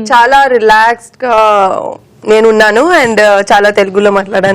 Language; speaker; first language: Telugu; non-native, learner; Kannada